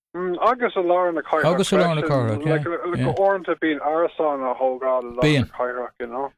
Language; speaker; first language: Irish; non-native, local second language; English